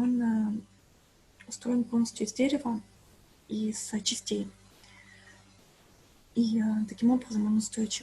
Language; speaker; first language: Russian; native; Russian